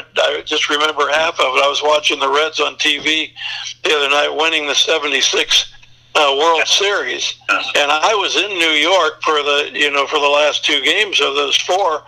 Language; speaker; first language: English; native; English